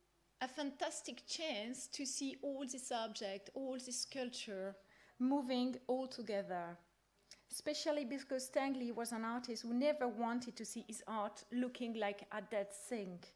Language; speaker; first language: English; non-native, fluent; French